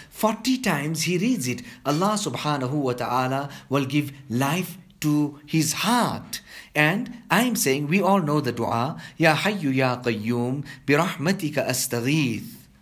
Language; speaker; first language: English; native; English